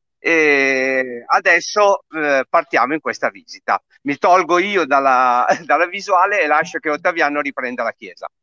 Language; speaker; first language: Italian; native; Italian